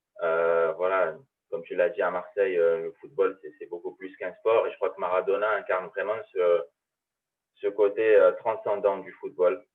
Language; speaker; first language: French; early bilingual, other home language; Arabic